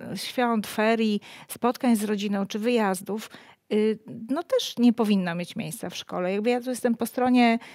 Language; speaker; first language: Polish; native; Polish